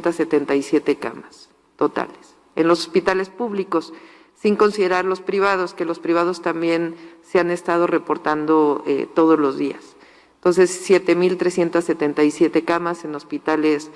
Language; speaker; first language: Spanish; native; Spanish